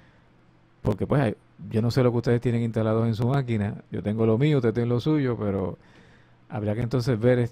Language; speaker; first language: Spanish; native; Spanish